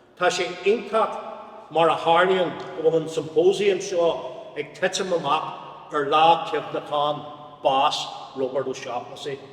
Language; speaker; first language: Irish; non-native, local second language; English